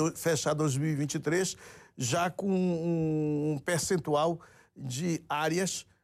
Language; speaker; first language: Portuguese; native; Portuguese